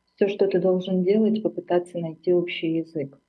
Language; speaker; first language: Russian; non-native, local second language; Armenian